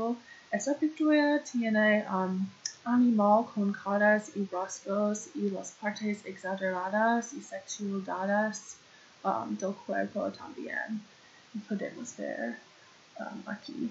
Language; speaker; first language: Spanish; non-native, learner; English